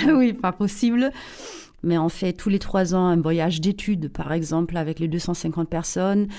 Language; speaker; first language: French; non-native, fluent; German